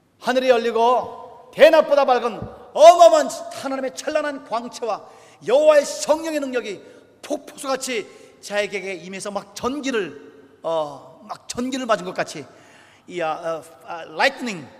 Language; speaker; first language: Korean; native; Korean